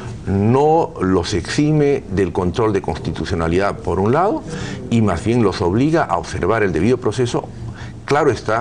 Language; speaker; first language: Spanish; native; Spanish